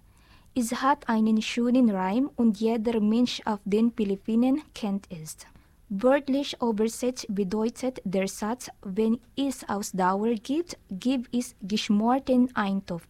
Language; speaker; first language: German; non-native, learner; Filipino